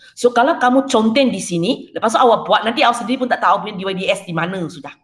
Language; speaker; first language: Malay; non-native, local second language; Chinese